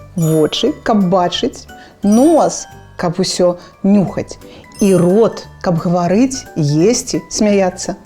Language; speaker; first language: Belarusian; non-native, local second language; Russian